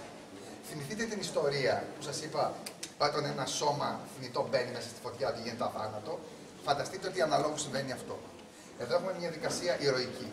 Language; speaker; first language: Greek; native; Greek